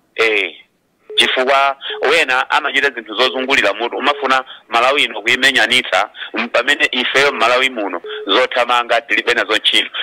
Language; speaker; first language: Nyanja; non-native, local second language; Tumbuka